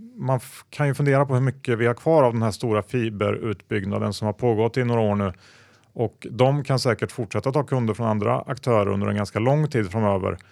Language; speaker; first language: Swedish; native; Swedish